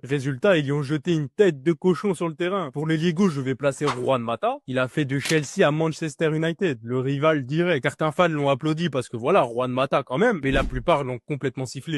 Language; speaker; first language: French; native; French